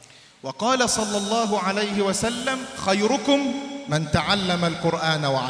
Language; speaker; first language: Arabic; native; Arabic